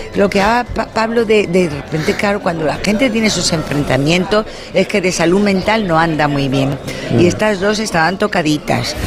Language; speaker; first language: Spanish; native; Spanish